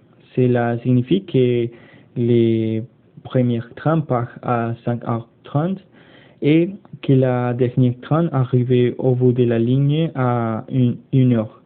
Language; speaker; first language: French; non-native, learner; Spanish